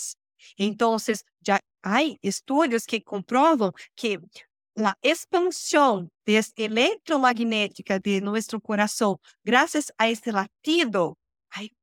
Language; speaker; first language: Spanish; non-native, learner; Portuguese